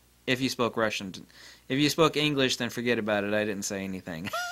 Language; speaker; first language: English; native; English